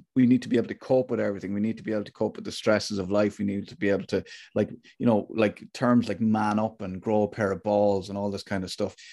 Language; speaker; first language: English; native; English